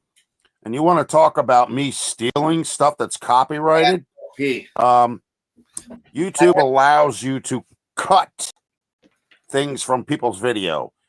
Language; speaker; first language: English; native; English